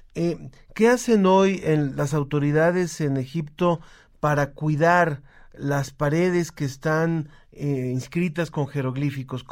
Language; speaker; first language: Spanish; native; Spanish